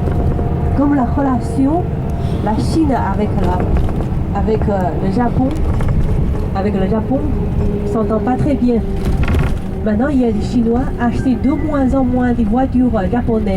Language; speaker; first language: French; non-native, learner; Chinese